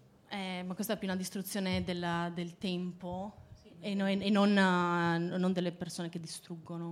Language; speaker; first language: Italian; native; Italian